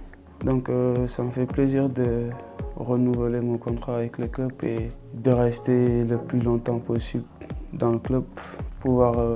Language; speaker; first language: French; non-native, local second language; Wolof